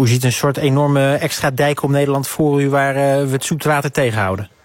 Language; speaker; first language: Dutch; native; Dutch